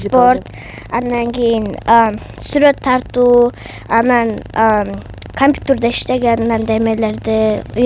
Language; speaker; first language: Kyrgyz; early bilingual, heritage; Kyrgyz